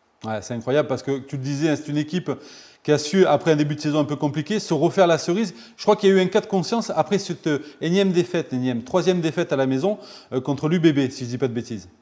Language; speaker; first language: French; native; French